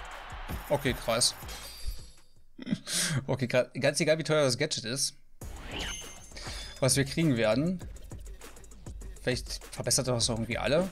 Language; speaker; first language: German; native; German